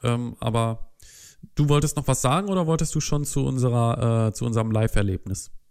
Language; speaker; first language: German; native; German